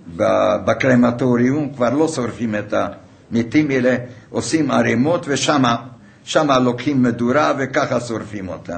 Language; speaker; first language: Hebrew; non-native, fluent; Hungarian